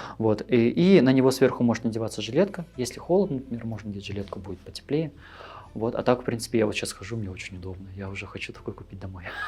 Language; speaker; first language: Russian; native; Russian